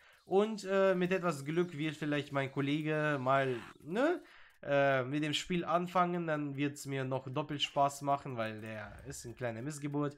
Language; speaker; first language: German; native; German